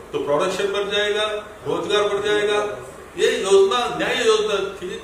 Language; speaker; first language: Hindi; non-native, local second language; Marathi